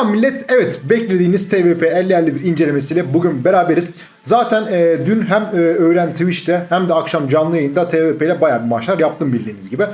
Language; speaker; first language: Turkish; native; Turkish